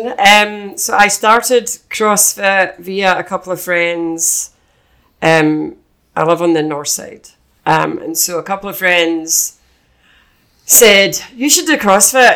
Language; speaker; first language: English; native; English